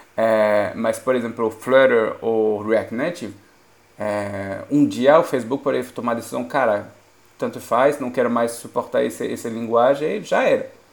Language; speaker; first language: Portuguese; non-native, fluent; French